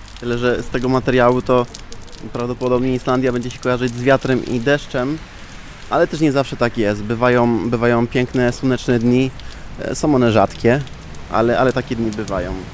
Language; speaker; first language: Polish; early bilingual, heritage; Polish